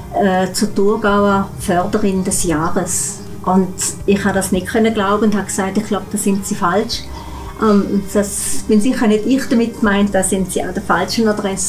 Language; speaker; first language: German; native; German